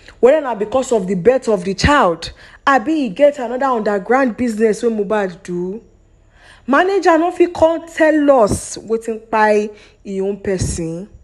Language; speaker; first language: Nigerian Pidgin; non-native, local second language; Yoruba